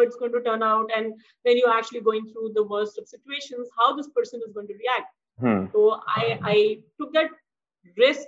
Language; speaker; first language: English; non-native, local second language; Hindi